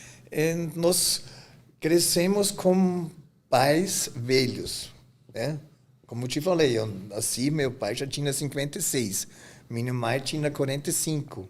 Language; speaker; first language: Portuguese; non-native, fluent; German